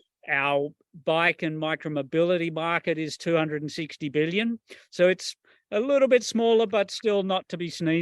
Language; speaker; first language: English; native; English